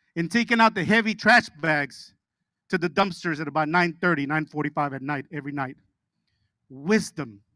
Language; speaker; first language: English; early bilingual, other home language; Spanish